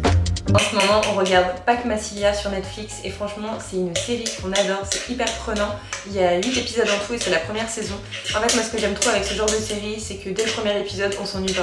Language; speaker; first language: French; native; French